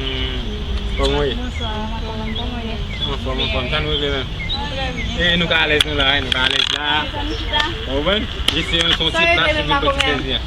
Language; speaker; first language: French; non-native, learner; Haitian Creole